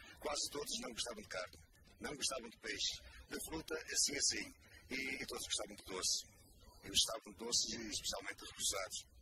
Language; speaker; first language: Portuguese; native; Portuguese